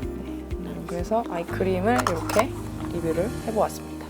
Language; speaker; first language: Korean; native; Korean